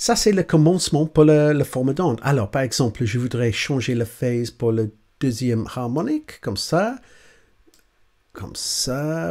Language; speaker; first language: French; non-native, learner; English